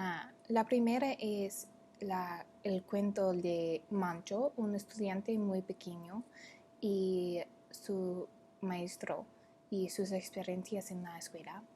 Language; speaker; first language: Spanish; non-native, learner; English